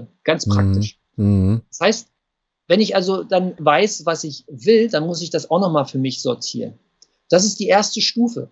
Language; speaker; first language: German; native; German